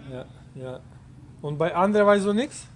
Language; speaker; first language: German; non-native, learner; Polish